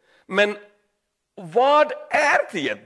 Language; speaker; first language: Swedish; non-native, learner; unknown